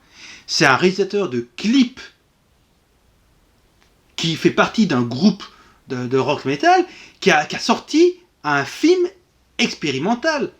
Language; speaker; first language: French; native; French